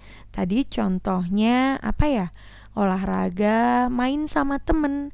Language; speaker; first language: Indonesian; native; Indonesian